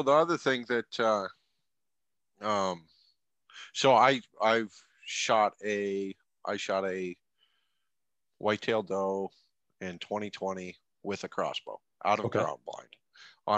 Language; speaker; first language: English; native; English